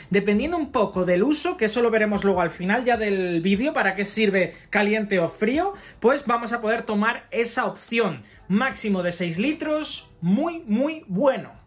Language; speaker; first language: Spanish; native; Spanish